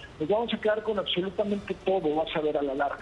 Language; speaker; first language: Spanish; native; Spanish